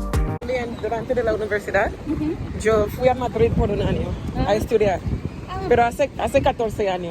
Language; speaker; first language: Spanish; non-native, learner; English